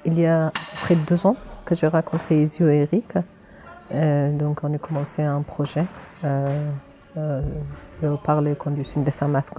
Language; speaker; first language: French; non-native, learner; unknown